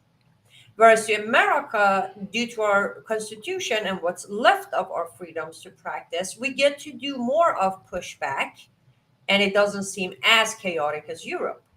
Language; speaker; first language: English; non-native, fluent; Persian